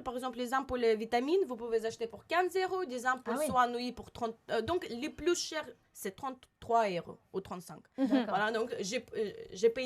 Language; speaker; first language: French; non-native, learner; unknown